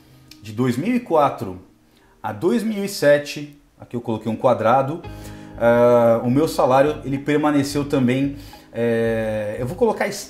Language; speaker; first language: Portuguese; native; Portuguese